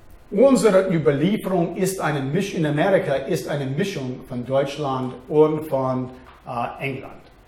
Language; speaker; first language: German; non-native, fluent; English